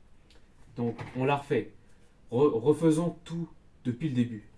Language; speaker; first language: French; native; French